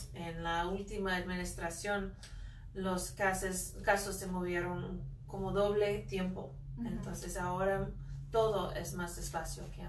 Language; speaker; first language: Spanish; non-native, fluent; English